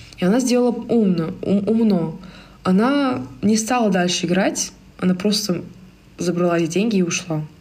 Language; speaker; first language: Russian; native; Russian